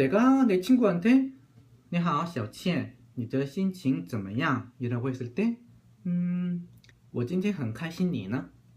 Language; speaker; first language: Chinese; non-native, fluent; Korean